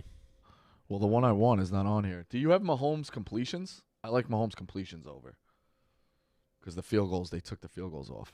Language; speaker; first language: English; native; English